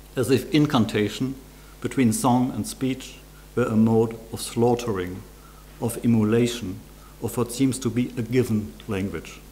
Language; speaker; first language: English; non-native, fluent; German